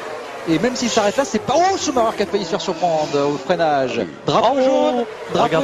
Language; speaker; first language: French; native; French